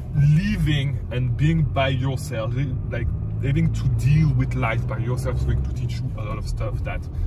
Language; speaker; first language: English; non-native, fluent; French